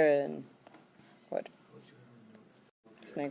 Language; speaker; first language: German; non-native, fluent; English